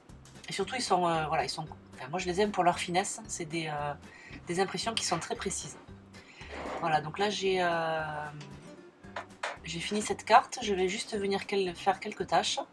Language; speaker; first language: French; native; French